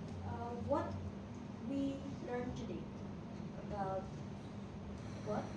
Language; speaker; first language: English; non-native, fluent; Indonesian